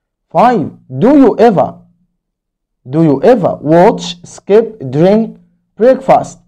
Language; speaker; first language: English; non-native, fluent; Arabic